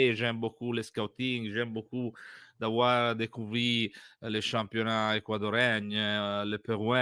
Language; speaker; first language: French; non-native, learner; Italian